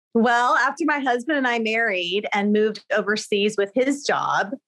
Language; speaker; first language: English; native; English